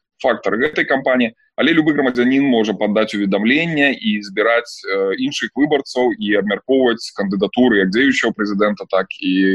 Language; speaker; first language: Belarusian; non-native, local second language; Russian